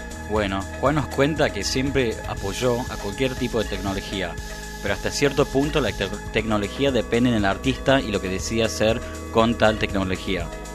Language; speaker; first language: Spanish; native; Spanish